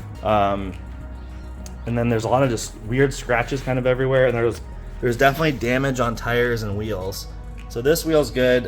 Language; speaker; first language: English; native; English